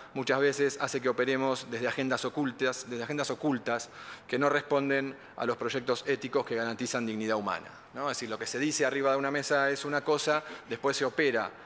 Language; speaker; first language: Spanish; native; Spanish